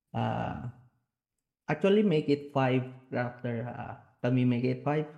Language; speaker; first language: English; non-native, local second language; Hiligaynon